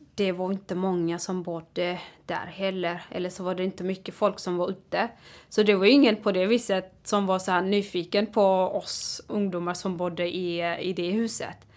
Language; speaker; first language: Swedish; non-native, fluent; Tigrinya